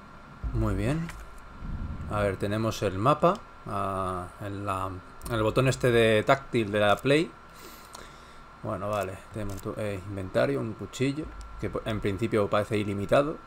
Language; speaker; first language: Spanish; native; Spanish